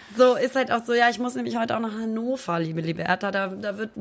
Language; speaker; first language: German; native; German